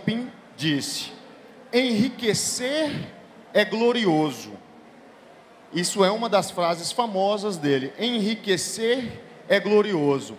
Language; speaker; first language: Portuguese; native; Portuguese